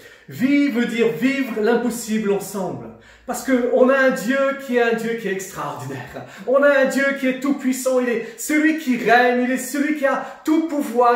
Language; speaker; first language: French; native; French